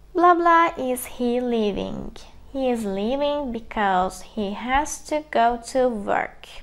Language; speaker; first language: English; non-native, fluent; Turkish